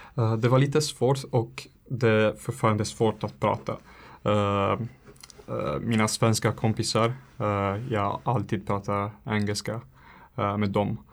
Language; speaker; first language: Swedish; non-native, learner; Italian